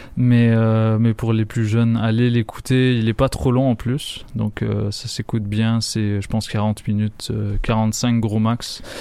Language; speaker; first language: French; native; French